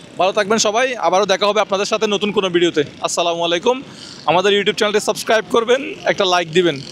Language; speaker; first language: Bangla; native; Bangla